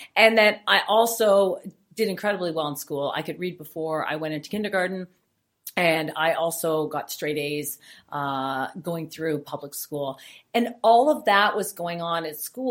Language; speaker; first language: English; native; English